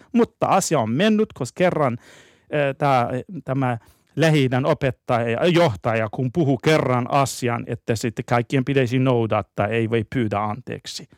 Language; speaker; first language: Finnish; non-native, fluent; Persian